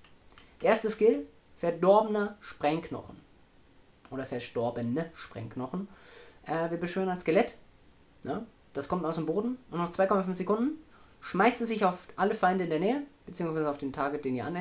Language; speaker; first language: German; native; German